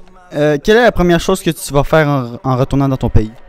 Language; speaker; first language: French; native; French